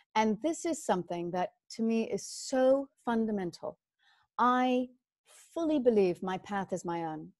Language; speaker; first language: English; native; English